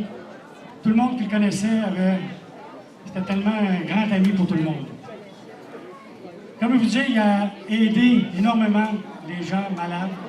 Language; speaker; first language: French; native; French